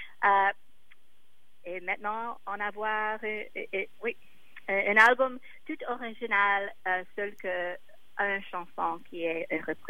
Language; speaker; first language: French; non-native, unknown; English